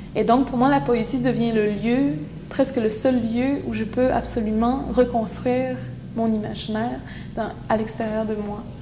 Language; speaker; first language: French; non-native, local second language; Innu-aimun